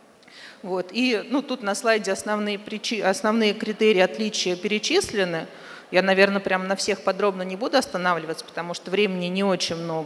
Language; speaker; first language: Russian; native; Russian